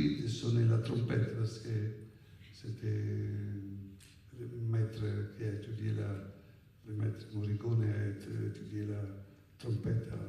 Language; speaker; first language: French; non-native, fluent; Italian